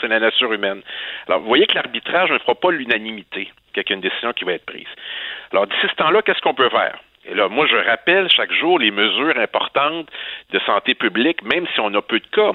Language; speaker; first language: French; native; French